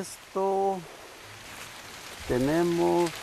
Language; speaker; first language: Spanish; native; Spanish